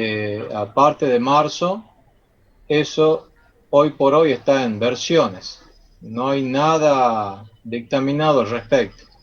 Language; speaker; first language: Spanish; native; Spanish